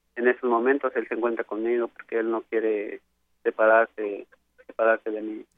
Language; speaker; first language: Spanish; native; Spanish